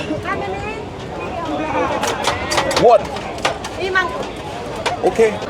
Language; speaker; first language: Korean; native; Korean